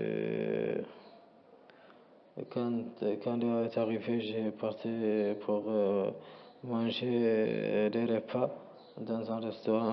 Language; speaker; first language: French; non-native, learner; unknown